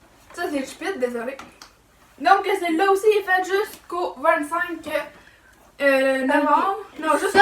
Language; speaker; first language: French; native; French